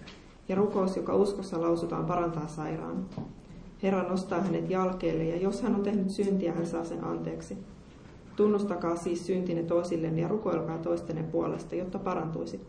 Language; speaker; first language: Finnish; native; Finnish